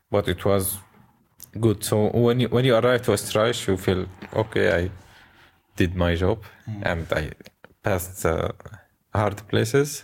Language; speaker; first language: English; non-native, fluent; Arabic